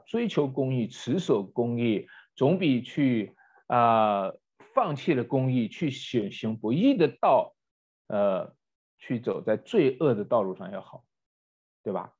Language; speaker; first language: Chinese; native; Chinese